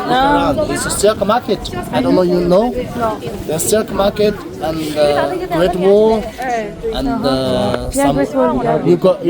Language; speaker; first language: English; non-native, learner; Chinese